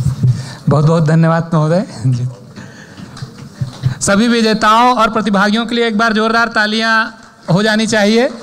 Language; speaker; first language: Hindi; native; Hindi